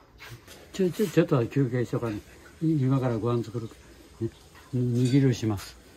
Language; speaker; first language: Japanese; native; Japanese